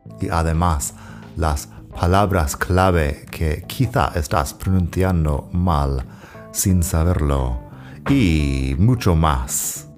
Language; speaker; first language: Spanish; non-native, fluent; English